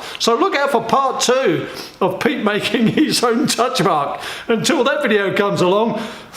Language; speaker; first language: English; native; English